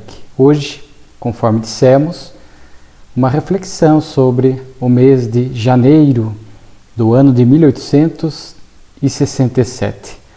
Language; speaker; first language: Portuguese; native; Portuguese